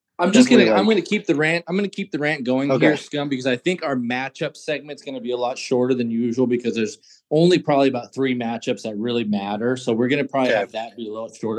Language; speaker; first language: English; native; English